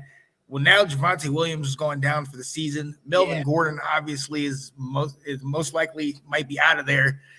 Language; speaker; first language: English; native; English